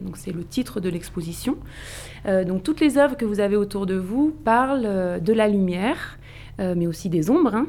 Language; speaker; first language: French; native; French